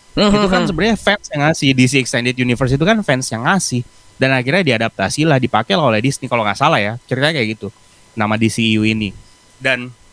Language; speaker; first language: Indonesian; native; Indonesian